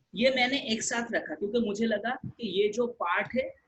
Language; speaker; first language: Hindi; non-native, local second language; Bangla